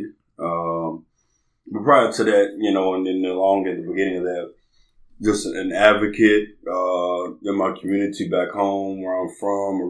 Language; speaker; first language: English; native; English